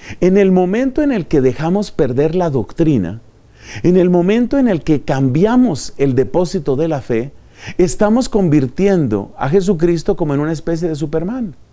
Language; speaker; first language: Spanish; native; Spanish